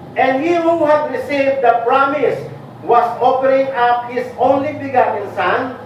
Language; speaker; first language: English; non-native, local second language; Filipino